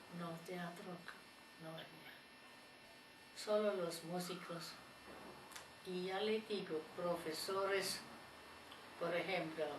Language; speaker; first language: Spanish; non-native, fluent; German